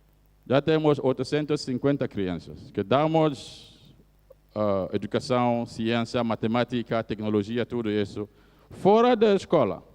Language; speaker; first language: Portuguese; non-native, fluent; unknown